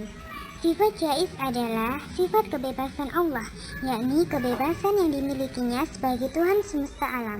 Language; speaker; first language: Indonesian; native; Indonesian